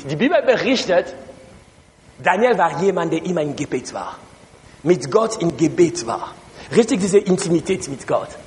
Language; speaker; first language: German; non-native, learner; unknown